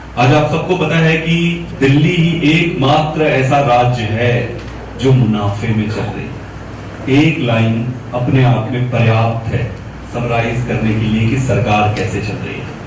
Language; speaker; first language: Hindi; native; Hindi